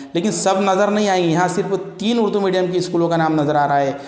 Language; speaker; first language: Hindi; non-native, local second language; Marathi